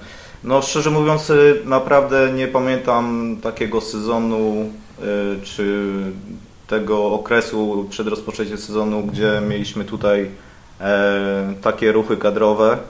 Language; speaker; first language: Polish; native; Polish